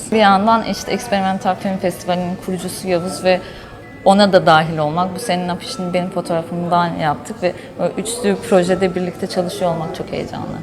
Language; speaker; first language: Turkish; early bilingual, heritage; Turkish